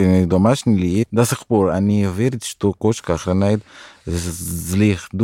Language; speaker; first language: Russian; non-native, fluent; Arabic